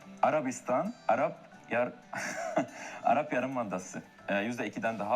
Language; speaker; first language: Turkish; non-native, fluent; Arabic